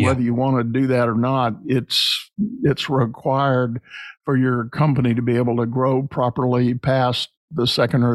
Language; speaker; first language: English; native; English